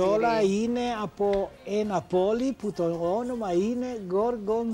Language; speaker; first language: Greek; non-native, learner; Italian